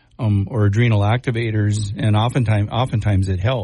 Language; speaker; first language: English; native; English